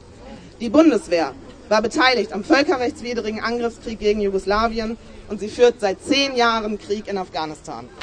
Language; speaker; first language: German; native; German